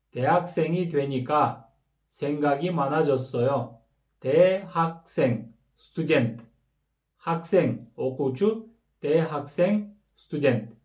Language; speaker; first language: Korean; non-native, fluent; Kyrgyz